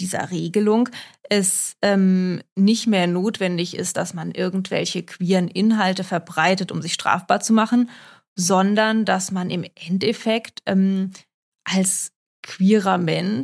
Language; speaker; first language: German; early bilingual, other home language; Russian